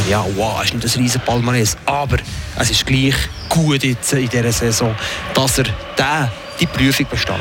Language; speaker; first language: German; native; German